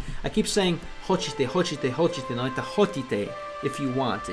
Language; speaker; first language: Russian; non-native, learner; English